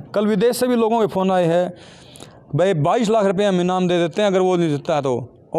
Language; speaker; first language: Hindi; native; Hindi